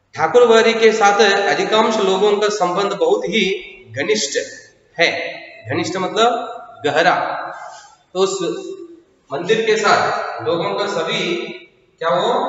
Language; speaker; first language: Hindi; non-native, local second language; Kannada